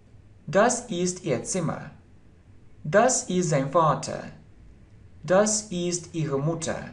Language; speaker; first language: German; non-native, fluent; Russian